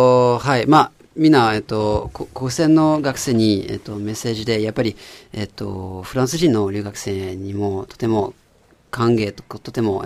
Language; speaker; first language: Japanese; non-native, learner; French